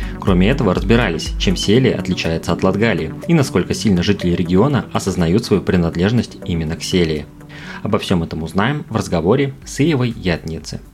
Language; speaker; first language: Russian; native; Russian